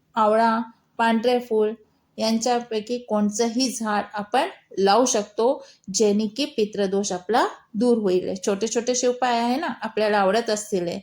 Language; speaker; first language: Marathi; non-native, local second language; Hindi